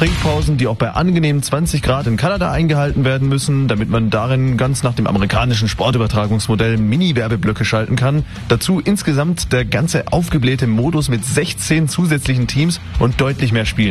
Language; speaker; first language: German; native; German